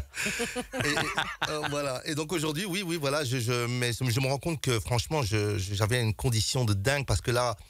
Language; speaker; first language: French; native; French